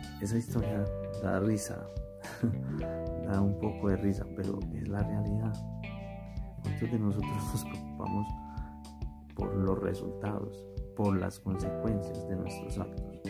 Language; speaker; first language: Spanish; native; Spanish